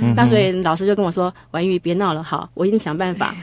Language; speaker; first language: Chinese; native; Chinese